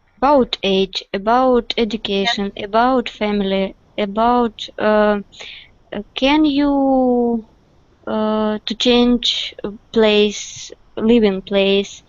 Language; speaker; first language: English; non-native, learner; Russian